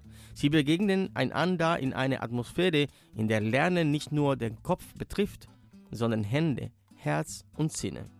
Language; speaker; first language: German; native; German